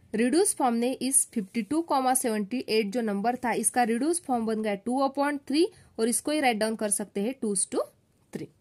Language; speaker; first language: Hindi; non-native, local second language; Marathi